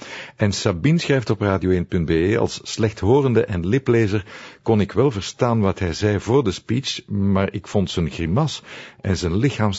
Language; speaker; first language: Dutch; native; Dutch